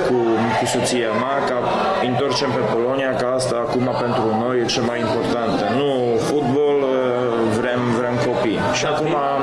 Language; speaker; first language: Romanian; non-native, fluent; Polish